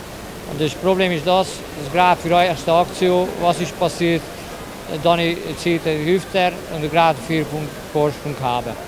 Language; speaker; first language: German; non-native, learner; Hungarian